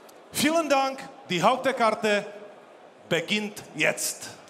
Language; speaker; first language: German; non-native, learner; Czech